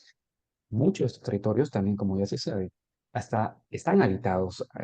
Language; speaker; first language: Spanish; native; Spanish